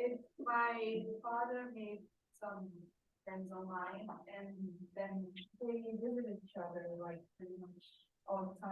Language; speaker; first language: English; non-native, learner; Portuguese